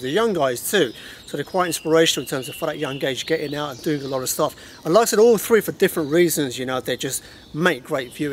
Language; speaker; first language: English; native; English